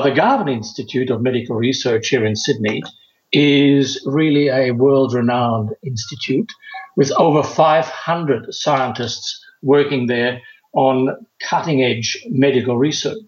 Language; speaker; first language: English; non-native, fluent; German